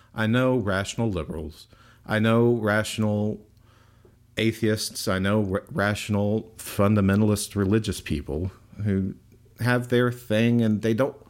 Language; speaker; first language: English; native; English